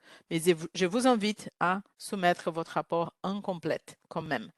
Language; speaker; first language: French; non-native, learner; Portuguese